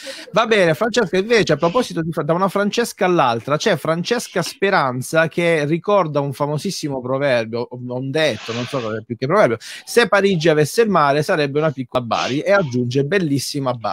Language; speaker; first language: Italian; native; Italian